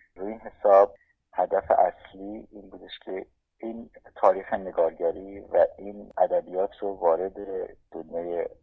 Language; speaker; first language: Persian; native; Persian